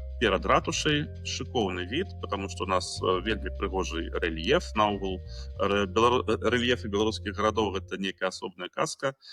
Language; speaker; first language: Belarusian; non-native, local second language; Russian